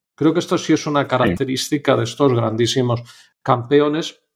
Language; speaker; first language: Spanish; native; Spanish